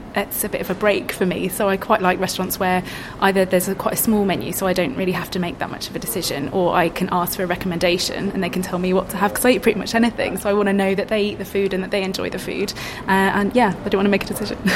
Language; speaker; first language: English; native; English